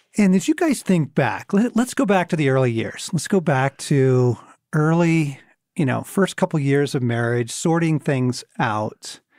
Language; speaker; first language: English; native; English